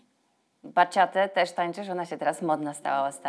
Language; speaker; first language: Polish; native; Polish